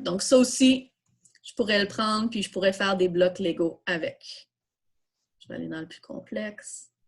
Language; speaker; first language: French; native; French